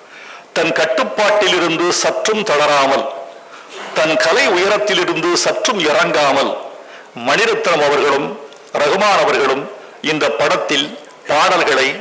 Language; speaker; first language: Tamil; native; Tamil